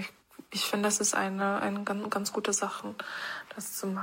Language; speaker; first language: German; non-native, fluent; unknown